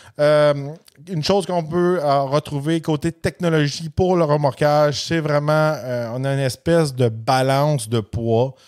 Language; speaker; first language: French; native; French